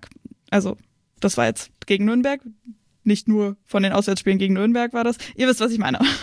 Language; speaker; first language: German; native; German